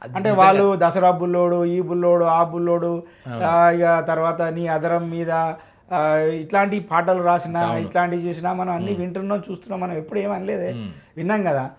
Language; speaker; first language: Telugu; native; Telugu